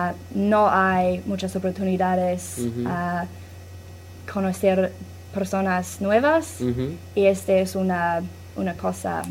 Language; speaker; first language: Spanish; non-native, learner; English